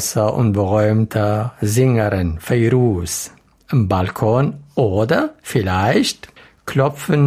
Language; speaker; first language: German; non-native, learner; Arabic